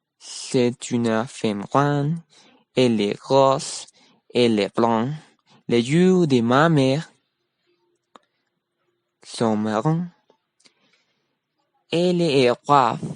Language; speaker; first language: French; non-native, learner; Spanish